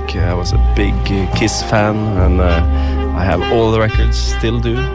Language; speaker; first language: English; non-native, fluent; Norwegian